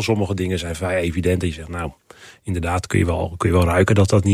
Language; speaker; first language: Dutch; native; Dutch